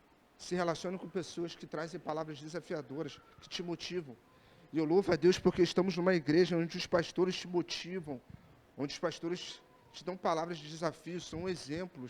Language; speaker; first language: Portuguese; native; Portuguese